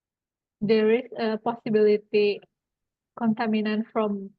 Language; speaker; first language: English; non-native, fluent; Indonesian